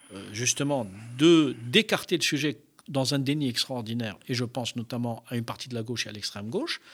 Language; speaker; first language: French; non-native, local second language; Arabic